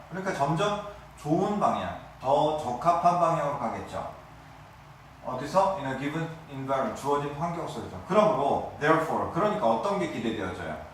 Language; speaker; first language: Korean; native; Korean